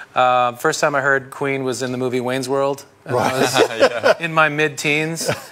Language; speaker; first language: English; native; English